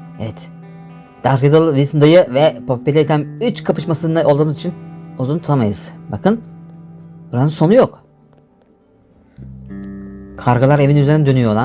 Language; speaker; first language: Turkish; native; Turkish